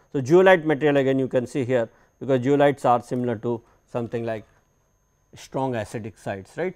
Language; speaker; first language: English; non-native, local second language; Hindi